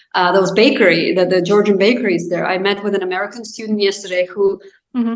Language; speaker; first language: English; non-native, fluent; Azerbaijani